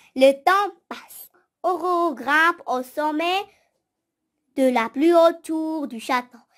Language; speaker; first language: French; non-native, local second language; Arabic